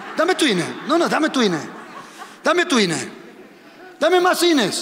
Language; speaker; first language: Spanish; early bilingual, heritage; Spanish